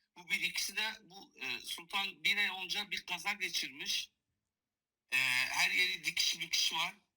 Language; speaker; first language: Turkish; non-native, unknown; Kurdish